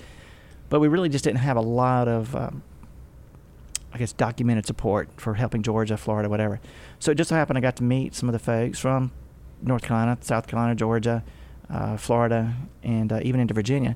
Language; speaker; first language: English; native; English